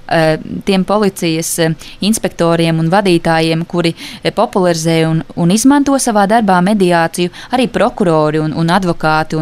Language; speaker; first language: Latvian; native; Latvian